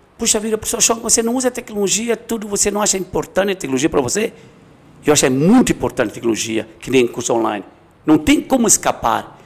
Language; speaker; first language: Portuguese; non-native, fluent; Chinese